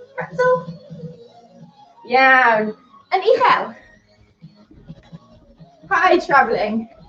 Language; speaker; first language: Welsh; non-native, local second language; English